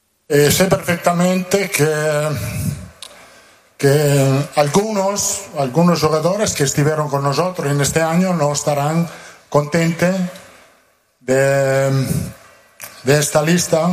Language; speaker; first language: Portuguese; non-native, learner; Italian